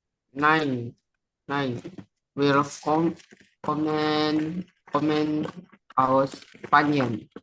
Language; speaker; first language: German; non-native, learner; Indonesian